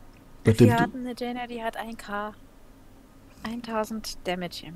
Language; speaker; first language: German; native; German